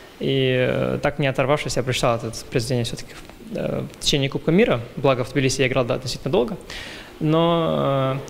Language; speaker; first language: Russian; early bilingual, heritage; Russian